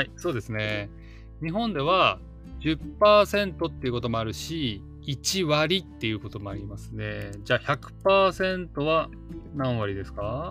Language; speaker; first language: Japanese; native; Japanese